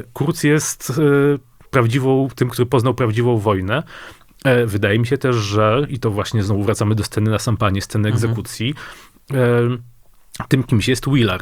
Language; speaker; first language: Polish; native; Polish